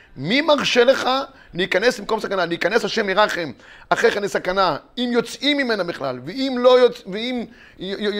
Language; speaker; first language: Hebrew; native; Hebrew